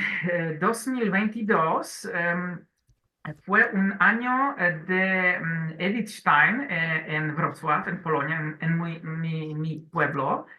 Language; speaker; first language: Spanish; non-native, learner; Polish